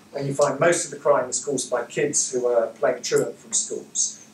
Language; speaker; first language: English; native; English